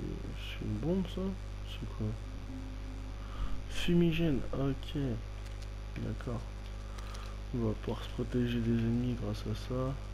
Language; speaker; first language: French; native; French